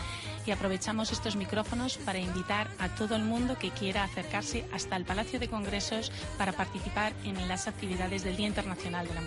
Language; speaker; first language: Spanish; native; Spanish